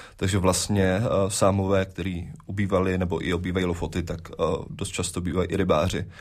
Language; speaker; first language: Czech; native; Czech